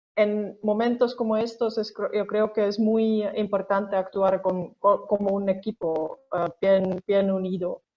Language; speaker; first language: Spanish; non-native, fluent; Estonian